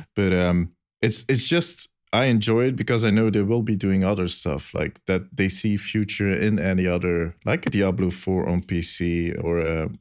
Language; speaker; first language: English; non-native, fluent; Dutch